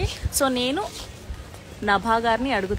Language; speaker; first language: Telugu; native; Telugu